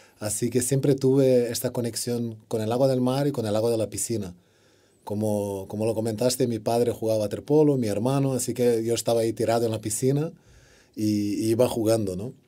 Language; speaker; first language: Spanish; non-native, fluent; Portuguese